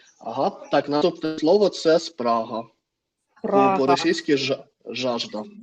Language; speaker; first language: Ukrainian; non-native, fluent; Russian